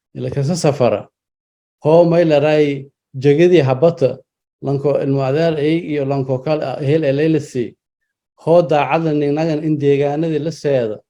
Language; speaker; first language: Somali; non-native, local second language; Maay